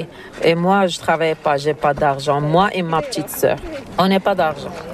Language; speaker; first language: French; non-native, learner; Arabic